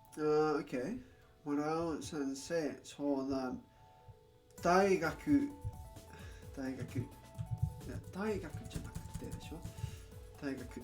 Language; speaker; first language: Japanese; non-native, learner; English